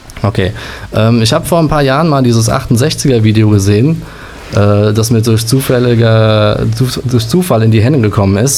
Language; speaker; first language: German; native; German